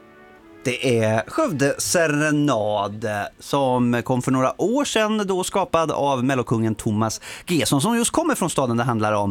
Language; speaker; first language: Swedish; native; Swedish